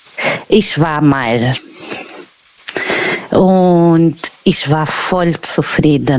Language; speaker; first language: German; non-native, fluent; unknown